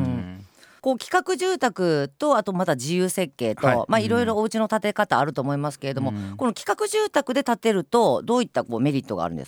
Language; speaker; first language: Japanese; native; Japanese